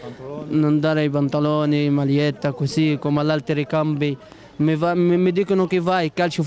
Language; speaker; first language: Italian; non-native, learner; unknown